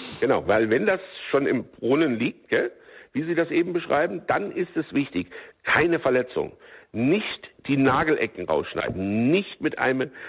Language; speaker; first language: German; native; German